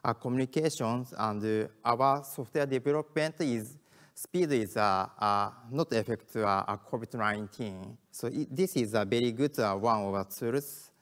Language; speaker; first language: English; non-native, learner; Japanese